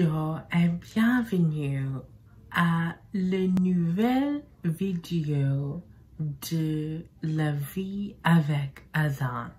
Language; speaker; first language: French; non-native, learner; English